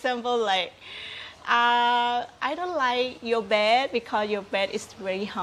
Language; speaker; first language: English; non-native, learner; Thai